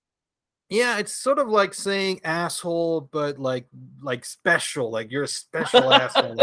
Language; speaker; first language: English; early bilingual, other home language; Spanish